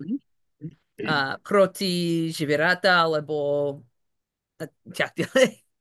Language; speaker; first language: Slovak; non-native, learner; English